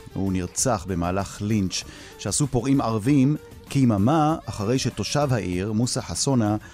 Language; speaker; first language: Hebrew; native; Hebrew